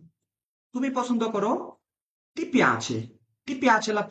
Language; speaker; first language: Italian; non-native, fluent; Bangla